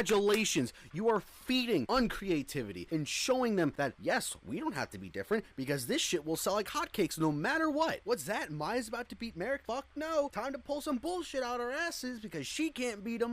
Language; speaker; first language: English; native; English